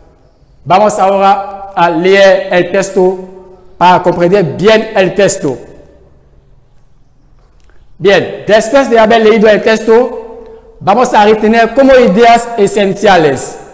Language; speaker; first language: Spanish; non-native, fluent; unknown